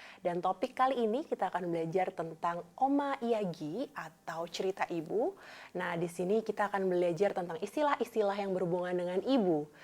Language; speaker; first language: Indonesian; native; Indonesian